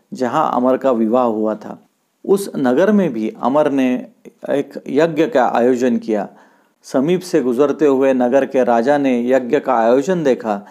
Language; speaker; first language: Hindi; non-native, local second language; Marathi